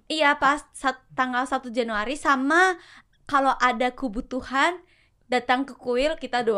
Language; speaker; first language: Indonesian; non-native, fluent; Japanese